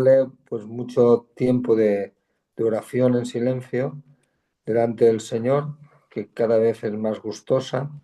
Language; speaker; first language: Spanish; native; Spanish